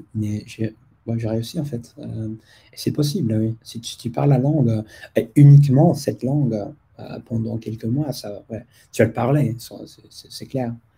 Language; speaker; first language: French; non-native, fluent; English